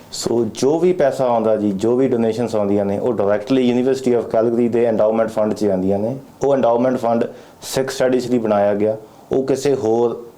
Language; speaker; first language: Punjabi; native; Punjabi